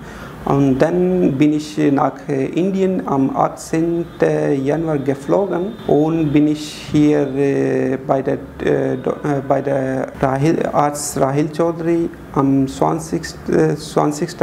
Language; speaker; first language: German; non-native, learner; Hindi